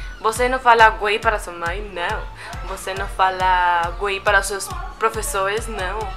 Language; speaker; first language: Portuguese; non-native, learner; Spanish